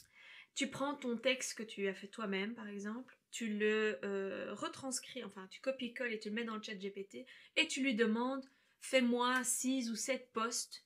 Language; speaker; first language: French; native; French